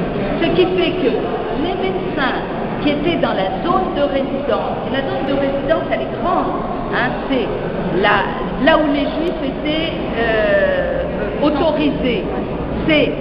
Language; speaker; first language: French; native; French